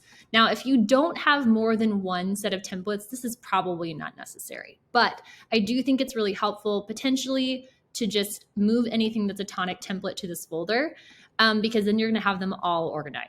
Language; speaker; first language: English; native; English